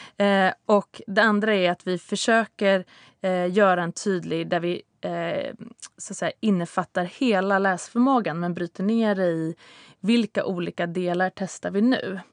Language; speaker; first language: Swedish; native; Swedish